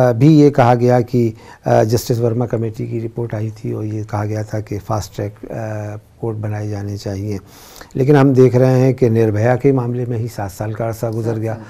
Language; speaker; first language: Hindi; native; Hindi